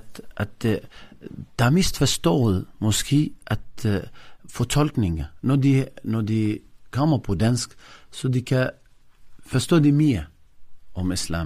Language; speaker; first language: Danish; non-native, fluent; Arabic